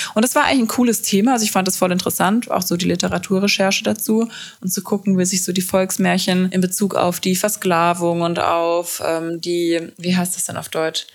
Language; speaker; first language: German; native; German